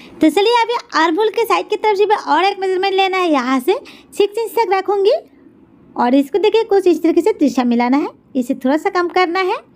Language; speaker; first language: Hindi; native; Hindi